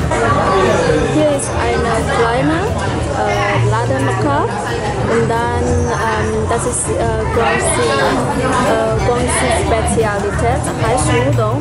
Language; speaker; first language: German; non-native, learner; Chinese